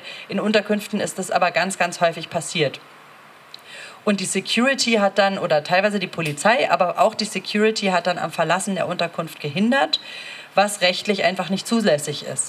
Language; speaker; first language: German; native; German